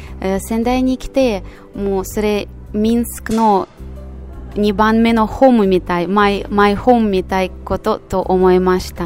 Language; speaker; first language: Japanese; non-native, fluent; Russian